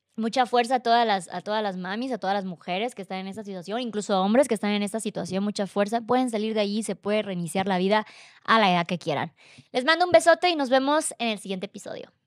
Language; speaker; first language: Spanish; native; Spanish